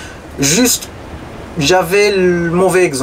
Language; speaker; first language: French; non-native, local second language; Arabic